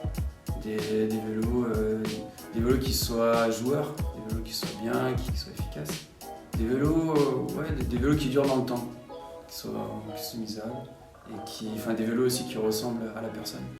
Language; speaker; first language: French; native; French